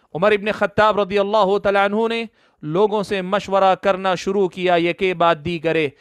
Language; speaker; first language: Urdu; native; Urdu